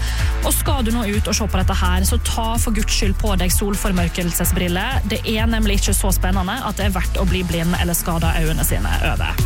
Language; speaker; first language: Norwegian; native; Norwegian